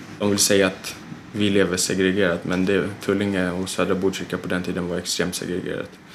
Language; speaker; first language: Swedish; early bilingual, other home language; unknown